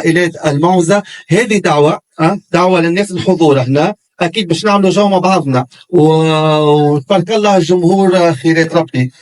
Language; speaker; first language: Arabic; native; Arabic